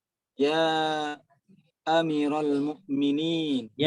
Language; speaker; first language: Arabic; non-native, learner; Indonesian